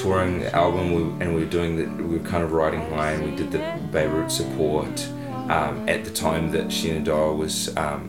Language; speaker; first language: English; native; English